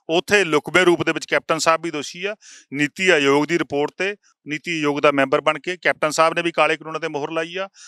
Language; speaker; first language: Punjabi; native; Punjabi